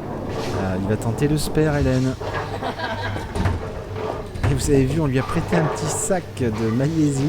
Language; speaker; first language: French; native; French